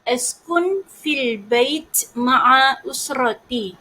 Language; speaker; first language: Arabic; non-native, fluent; Malay